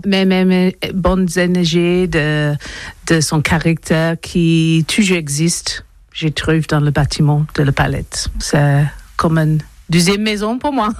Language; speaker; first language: French; non-native, learner; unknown